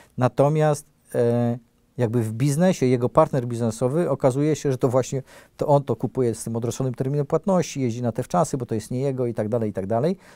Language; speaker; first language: Polish; native; Polish